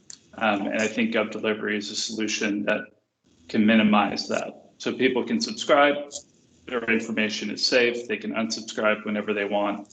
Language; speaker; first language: English; native; English